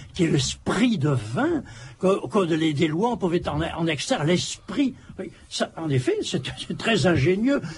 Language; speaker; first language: French; native; French